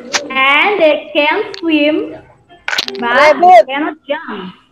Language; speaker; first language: English; non-native, fluent; Indonesian